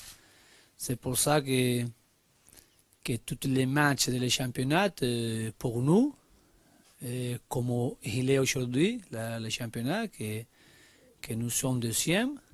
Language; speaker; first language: French; non-native, learner; Spanish